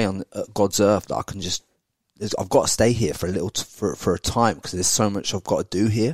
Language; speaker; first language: English; native; English